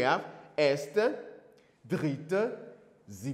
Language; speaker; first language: German; non-native, learner; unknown